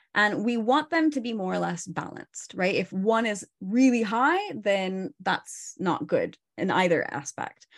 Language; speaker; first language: English; native; English